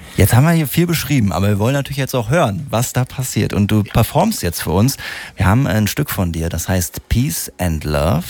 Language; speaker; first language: German; native; German